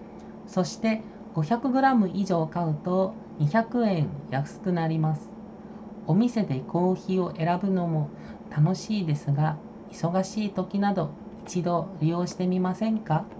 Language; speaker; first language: Japanese; non-native, fluent; Indonesian